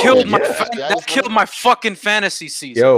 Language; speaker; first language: English; native; English